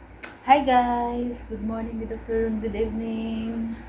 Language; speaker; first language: English; non-native, learner; Cebuano